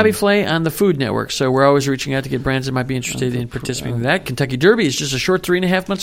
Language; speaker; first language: English; native; English